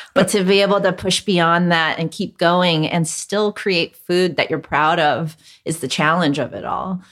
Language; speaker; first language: English; early bilingual, other home language; Cantonese